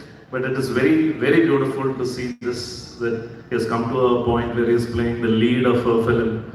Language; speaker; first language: English; non-native, local second language; Malayalam